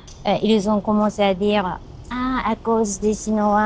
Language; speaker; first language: French; non-native, learner; Japanese